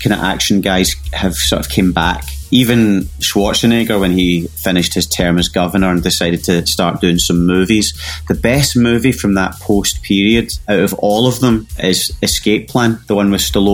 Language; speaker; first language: English; native; English